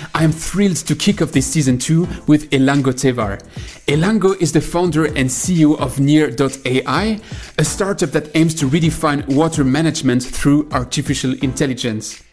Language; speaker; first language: English; non-native, fluent; French